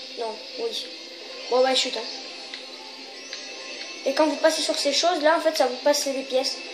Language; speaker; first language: French; native; French